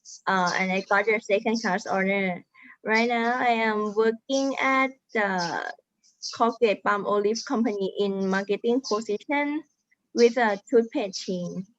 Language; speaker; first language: English; non-native, learner; Thai